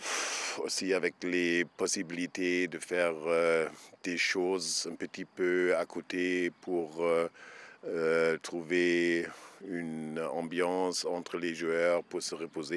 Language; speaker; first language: French; non-native, fluent; German